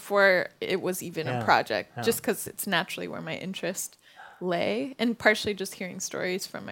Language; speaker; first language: English; native; English